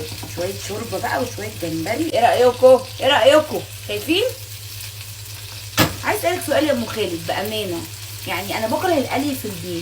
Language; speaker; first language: Arabic; native; Arabic